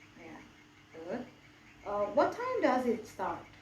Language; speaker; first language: English; non-native, learner; Indonesian